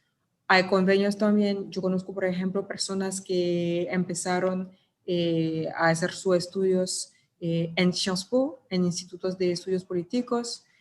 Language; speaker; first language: Spanish; non-native, fluent; French